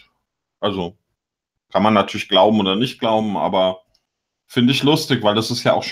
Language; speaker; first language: German; native; German